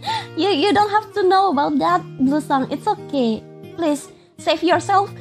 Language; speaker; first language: English; non-native, fluent; Indonesian